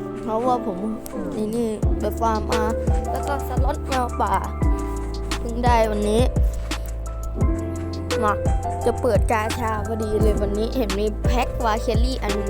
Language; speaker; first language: Thai; native; Thai